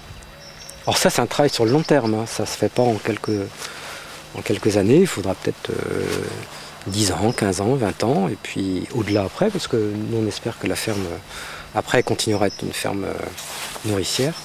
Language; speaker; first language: French; native; French